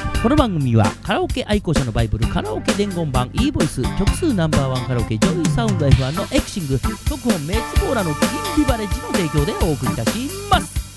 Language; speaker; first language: Japanese; native; Japanese